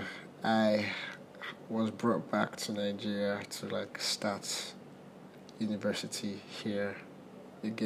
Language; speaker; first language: English; non-native, local second language; Igbo